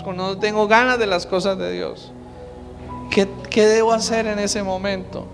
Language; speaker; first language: Spanish; native; Spanish